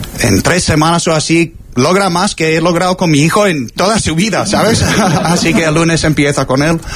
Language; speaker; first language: Spanish; non-native, fluent; English